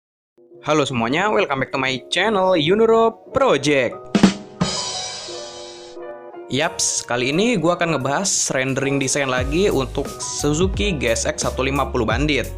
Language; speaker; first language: Indonesian; native; Indonesian